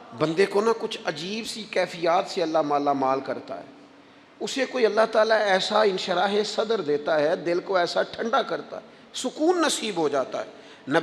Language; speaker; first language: Urdu; non-native, local second language; Punjabi